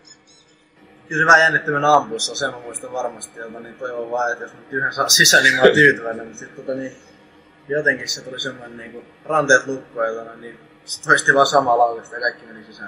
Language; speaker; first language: Finnish; native; Finnish